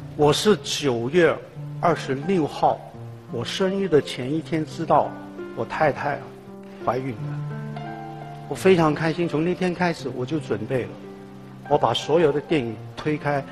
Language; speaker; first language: Chinese; non-native, fluent; Cantonese